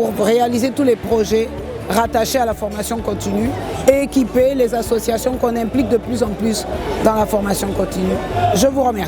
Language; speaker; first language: French; non-native, local second language; Arabic